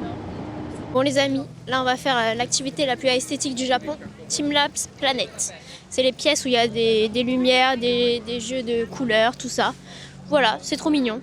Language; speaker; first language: French; native; French